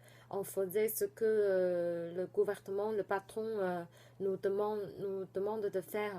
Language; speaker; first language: French; non-native, fluent; Chinese